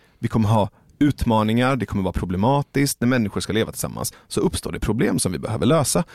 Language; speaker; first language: Swedish; early bilingual, other home language; Persian